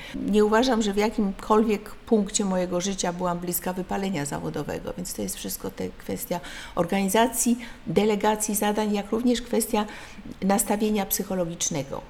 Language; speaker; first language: Polish; native; Polish